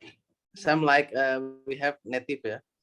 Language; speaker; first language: English; non-native, learner; Indonesian